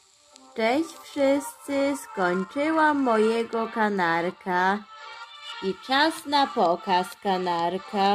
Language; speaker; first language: Polish; early bilingual, heritage; Polish